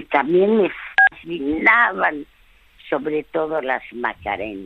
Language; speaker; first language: Spanish; early bilingual, other home language; French